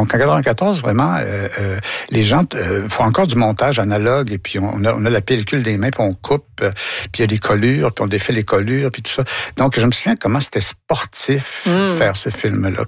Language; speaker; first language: French; native; French